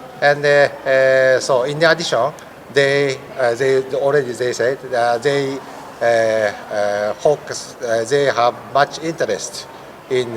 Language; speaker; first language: English; non-native, learner; Japanese